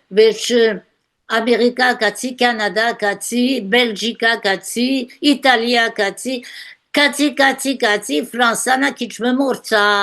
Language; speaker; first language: Armenian; early bilingual, heritage; Armenian